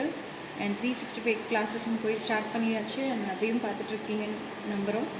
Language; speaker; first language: Tamil; native; Tamil